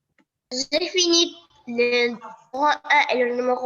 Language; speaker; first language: French; non-native, learner; Arabic